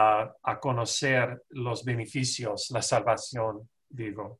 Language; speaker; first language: Spanish; non-native, fluent; English